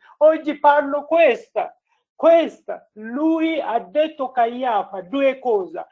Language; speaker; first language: Italian; non-native, learner; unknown